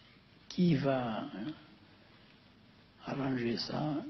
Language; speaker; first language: French; non-native, fluent; Amharic